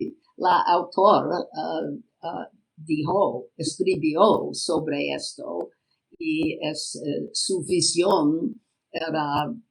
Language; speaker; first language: Spanish; non-native, learner; English